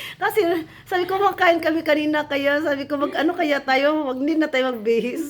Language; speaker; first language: Filipino; non-native, local second language; Cebuano